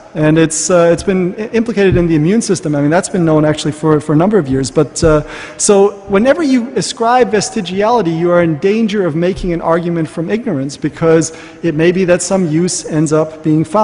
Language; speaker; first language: English; native; English